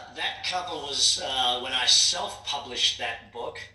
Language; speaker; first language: English; native; English